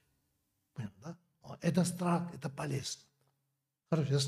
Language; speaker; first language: Russian; non-native, learner; Tibetan